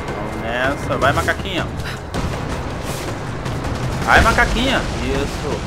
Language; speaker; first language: Portuguese; native; Portuguese